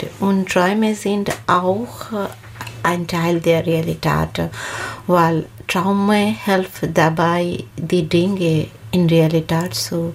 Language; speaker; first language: German; non-native, learner; Bangla